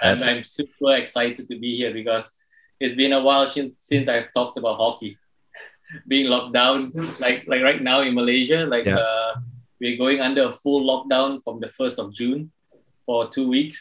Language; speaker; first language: English; non-native, local second language; Malay